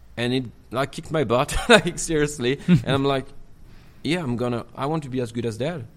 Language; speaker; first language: English; non-native, fluent; French